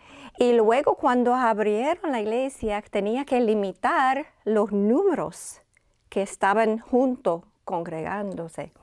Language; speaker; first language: Spanish; non-native, fluent; English